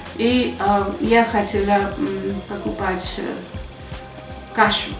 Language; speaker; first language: Russian; non-native, fluent; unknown